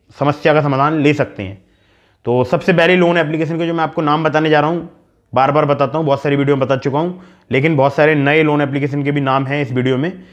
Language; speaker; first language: Hindi; native; Hindi